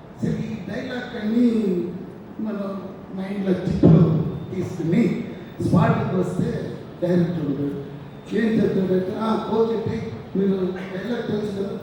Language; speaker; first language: Telugu; non-native, fluent; Tamil